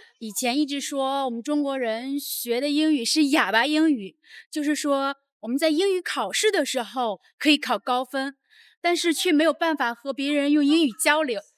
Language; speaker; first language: Chinese; native; Chinese